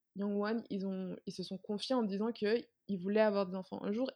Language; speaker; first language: French; native; French